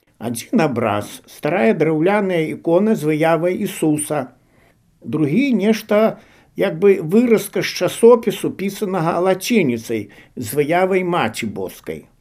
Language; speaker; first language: Belarusian; native; Belarusian